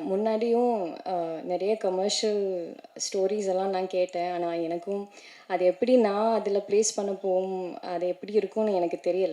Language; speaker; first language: Tamil; non-native, learner; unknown